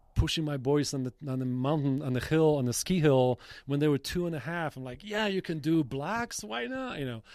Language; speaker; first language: English; non-native, fluent; Polish